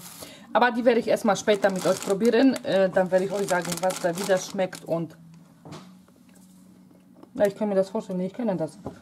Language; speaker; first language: German; non-native, fluent; Polish